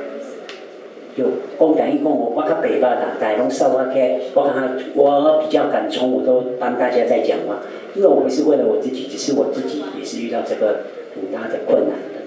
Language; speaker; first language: Chinese; native; Chinese